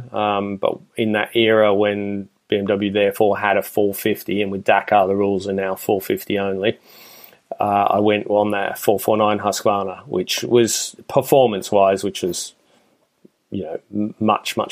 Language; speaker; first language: English; native; English